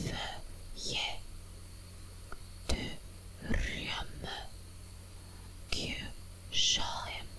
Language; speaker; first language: Albanian; non-native, learner; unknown